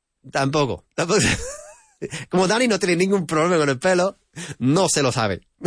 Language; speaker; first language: Spanish; non-native, fluent; English